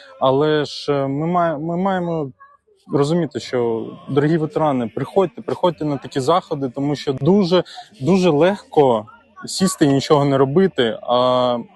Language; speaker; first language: Ukrainian; native; Ukrainian